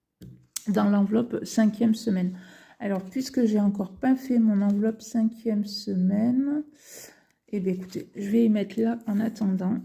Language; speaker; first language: French; native; French